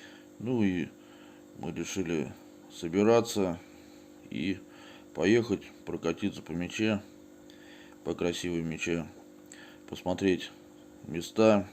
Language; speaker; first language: Russian; native; Russian